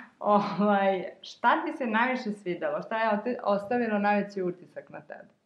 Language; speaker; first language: Serbian; native; Serbian